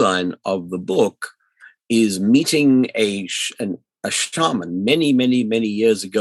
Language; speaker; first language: English; native; English